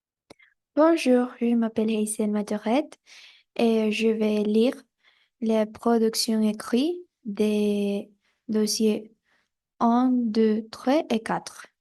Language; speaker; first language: French; non-native, fluent; Spanish